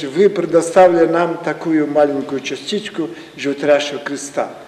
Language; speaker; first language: Russian; non-native, local second language; Ukrainian